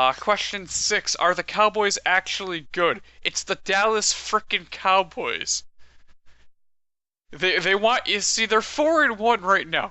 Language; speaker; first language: English; native; English